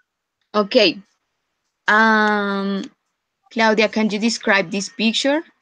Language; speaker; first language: English; non-native, fluent; Spanish